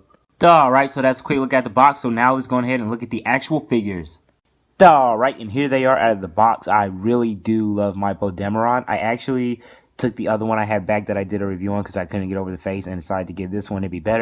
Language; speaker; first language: English; native; English